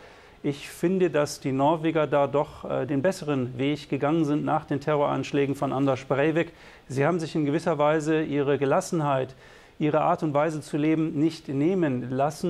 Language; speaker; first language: German; native; German